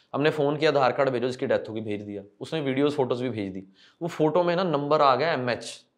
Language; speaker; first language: Hindi; non-native, local second language; Punjabi